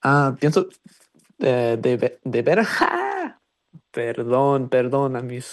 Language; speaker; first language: Spanish; non-native, learner; English